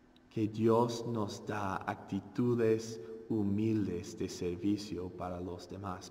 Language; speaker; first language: Spanish; non-native, fluent; English